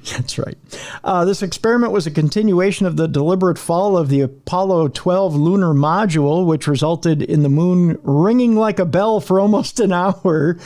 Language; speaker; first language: English; native; English